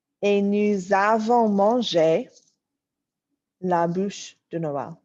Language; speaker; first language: French; non-native, fluent; English